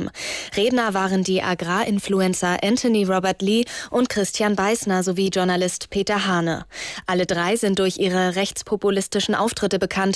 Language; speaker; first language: German; native; German